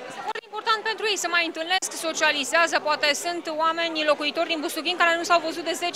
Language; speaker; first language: Romanian; native; Romanian